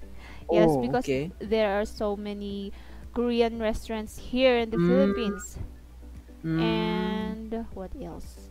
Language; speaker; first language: English; non-native, fluent; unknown